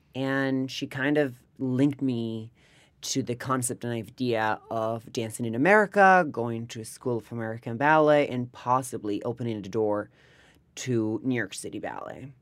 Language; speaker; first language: English; non-native, fluent; Spanish